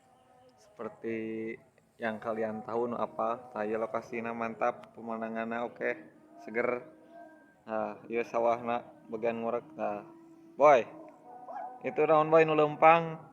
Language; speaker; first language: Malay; non-native, local second language; Sundanese